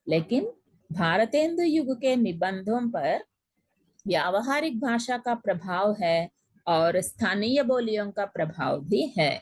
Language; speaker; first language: Hindi; non-native, local second language; Telugu